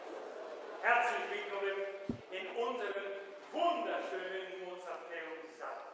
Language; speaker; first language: German; non-native, fluent; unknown